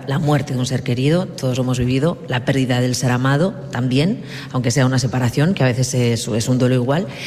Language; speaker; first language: Spanish; native; Spanish